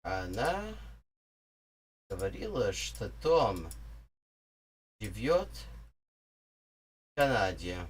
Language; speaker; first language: Russian; non-native, learner; English